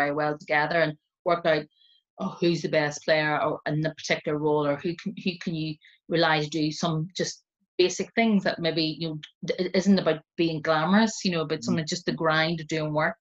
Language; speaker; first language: English; native; English